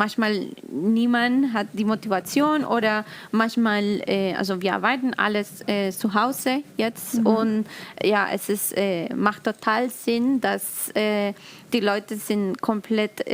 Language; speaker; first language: German; non-native, learner; Spanish